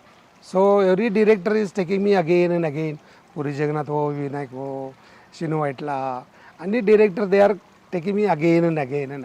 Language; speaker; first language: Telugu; non-native, learner; Marathi